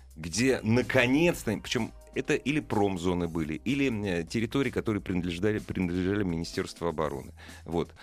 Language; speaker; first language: Russian; native; Russian